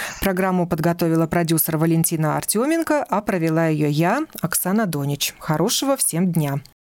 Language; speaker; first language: Russian; native; Russian